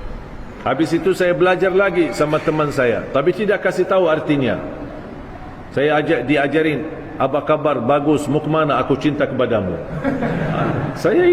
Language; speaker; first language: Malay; non-native, fluent; Arabic